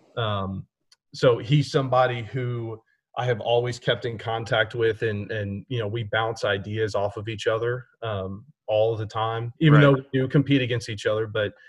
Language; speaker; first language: English; native; English